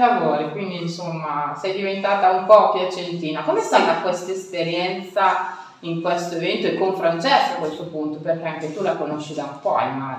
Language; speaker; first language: Italian; native; Italian